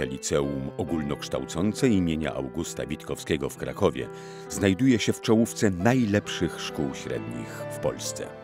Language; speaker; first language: Polish; native; Polish